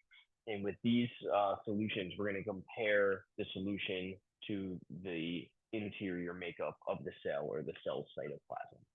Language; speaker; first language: English; native; English